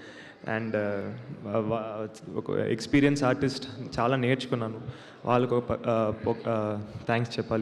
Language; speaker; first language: Telugu; non-native, learner; Tamil